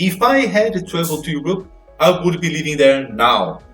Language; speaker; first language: English; non-native, fluent; Portuguese